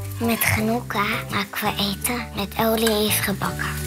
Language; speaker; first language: Dutch; early bilingual, other home language; Hebrew